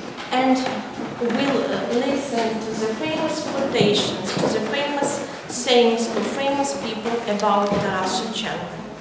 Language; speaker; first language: English; non-native, fluent; Ukrainian